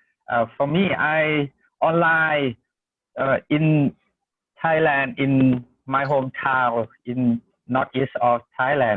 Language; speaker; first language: English; non-native, learner; Thai